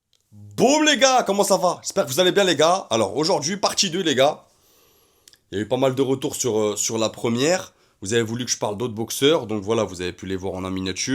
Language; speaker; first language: French; native; French